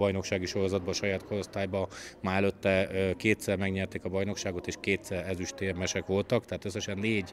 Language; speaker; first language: Hungarian; native; Hungarian